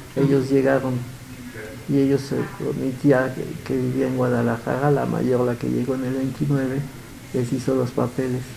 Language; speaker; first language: Spanish; early bilingual, other home language; Yiddish